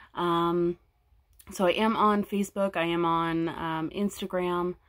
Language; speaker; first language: English; native; English